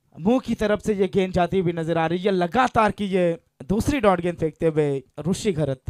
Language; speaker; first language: Hindi; non-native, local second language; Marathi